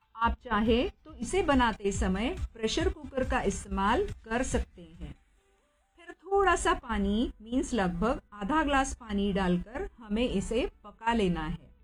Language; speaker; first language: Hindi; non-native, local second language; Marathi